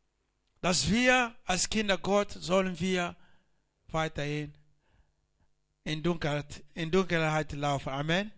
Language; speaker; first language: German; non-native, learner; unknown